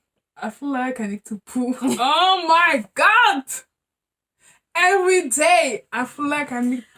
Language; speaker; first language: English; non-native, learner; French